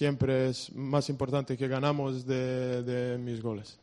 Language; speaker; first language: Spanish; non-native, learner; Serbian